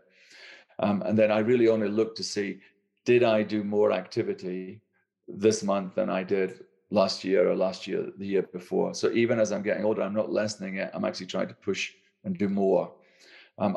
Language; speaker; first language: English; native; English